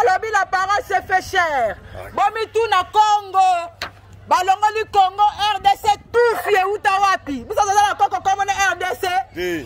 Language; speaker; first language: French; non-native, local second language; Lingala